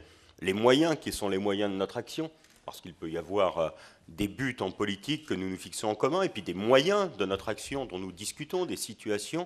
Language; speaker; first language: French; native; French